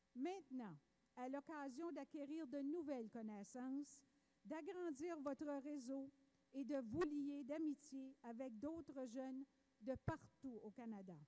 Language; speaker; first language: French; native; French